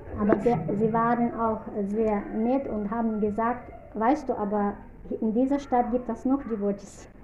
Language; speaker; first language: German; non-native, fluent; Russian